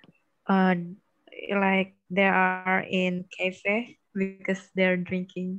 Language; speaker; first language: English; non-native, fluent; Indonesian